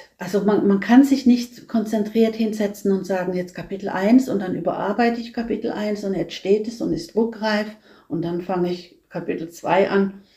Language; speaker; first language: German; non-native, fluent; Norwegian